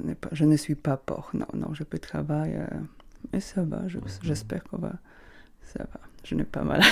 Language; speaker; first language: French; non-native, learner; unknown